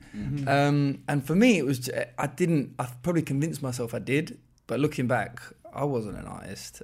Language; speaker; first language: English; native; English